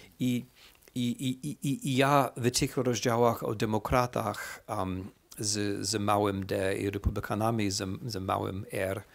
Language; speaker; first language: Polish; non-native, fluent; English